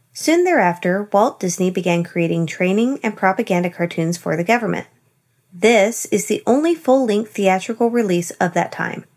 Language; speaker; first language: English; native; English